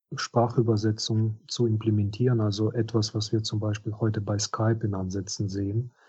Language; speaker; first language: German; non-native, fluent; Russian